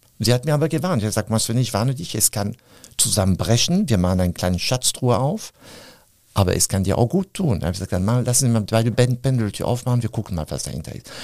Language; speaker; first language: German; non-native, fluent; French